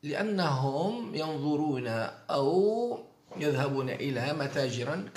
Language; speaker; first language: Arabic; non-native, fluent; Turkish